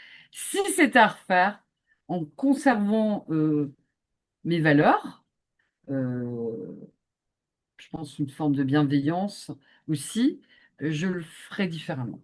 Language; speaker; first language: French; native; French